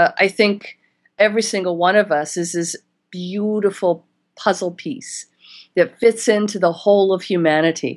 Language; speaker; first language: English; native; English